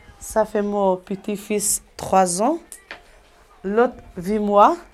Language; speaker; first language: French; non-native, learner; Macedonian